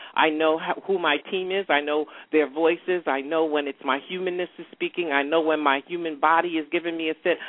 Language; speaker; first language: English; native; English